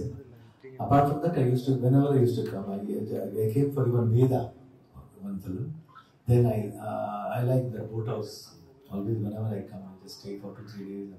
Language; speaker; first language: Tamil; non-native, learner; Kannada